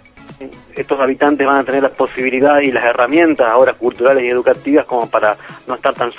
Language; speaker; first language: Spanish; native; Spanish